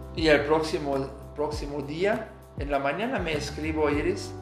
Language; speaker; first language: Spanish; non-native, learner; German